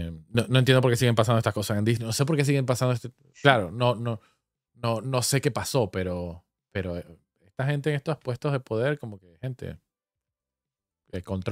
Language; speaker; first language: Spanish; native; Spanish